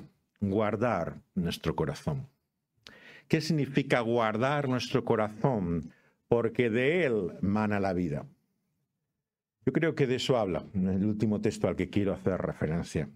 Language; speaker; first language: Spanish; native; Spanish